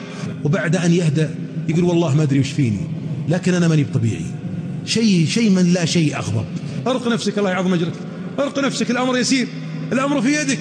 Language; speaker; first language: Arabic; native; Arabic